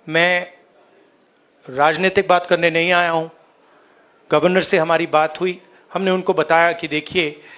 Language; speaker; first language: Hindi; native; Hindi